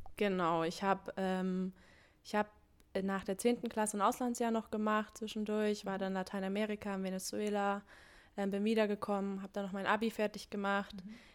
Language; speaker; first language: German; early bilingual, other home language; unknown